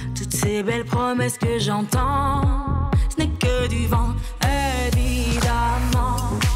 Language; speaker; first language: French; native; French